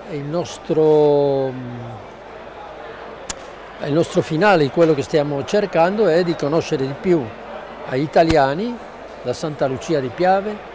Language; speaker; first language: Italian; non-native, learner; Spanish